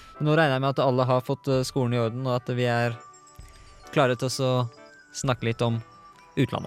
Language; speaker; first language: Norwegian; native; Norwegian